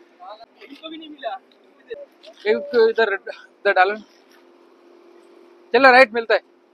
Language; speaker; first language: Hindi; non-native, local second language; Telugu